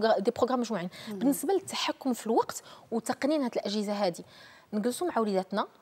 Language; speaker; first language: Arabic; native; Arabic